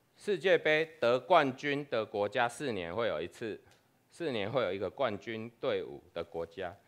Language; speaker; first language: Chinese; non-native, fluent; Spanish